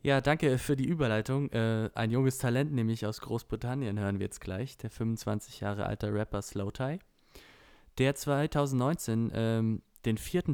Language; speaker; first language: German; native; German